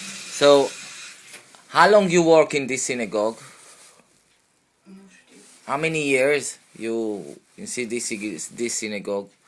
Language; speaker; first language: English; non-native, learner; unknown